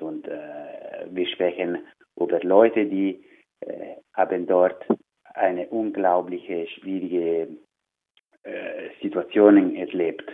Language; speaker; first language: German; non-native, learner; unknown